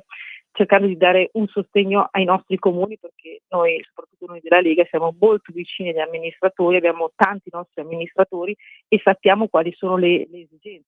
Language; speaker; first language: Italian; native; Italian